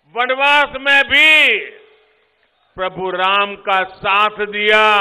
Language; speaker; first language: Hindi; non-native, local second language; Gujarati